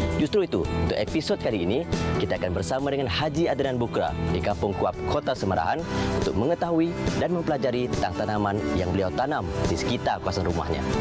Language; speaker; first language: Malay; native; Malay